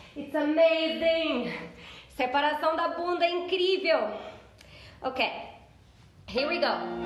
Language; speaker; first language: Portuguese; non-native, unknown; English